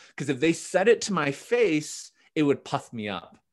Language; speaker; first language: English; native; English